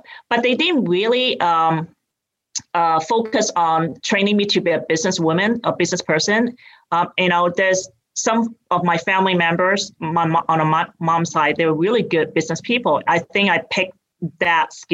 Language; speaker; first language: English; native; English